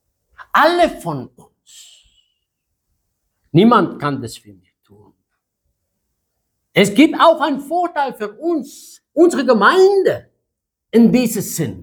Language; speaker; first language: German; non-native, fluent; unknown